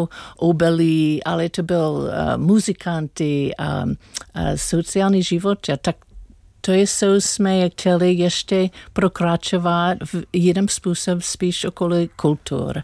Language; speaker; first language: Czech; non-native, learner; English